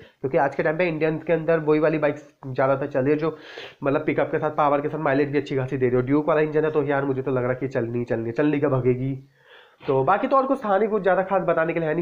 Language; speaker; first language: Hindi; native; Hindi